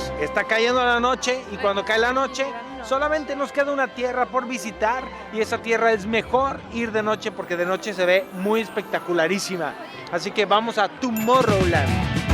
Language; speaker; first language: Spanish; native; Spanish